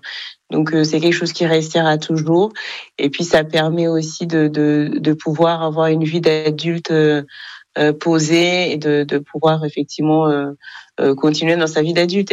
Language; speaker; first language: French; non-native, local second language; Kinyarwanda